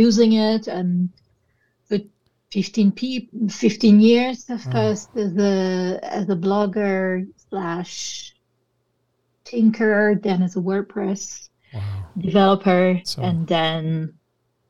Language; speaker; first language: English; non-native, fluent; Italian